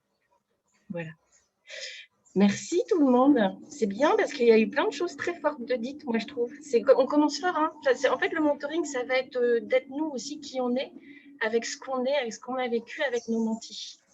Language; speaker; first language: French; native; French